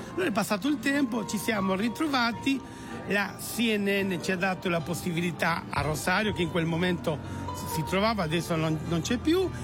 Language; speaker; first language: Italian; early bilingual, heritage; Italian